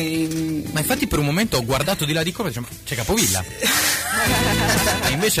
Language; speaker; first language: Italian; native; Italian